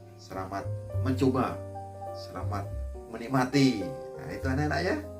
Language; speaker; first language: Indonesian; native; Indonesian